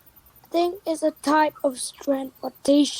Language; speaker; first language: English; non-native, learner; Vietnamese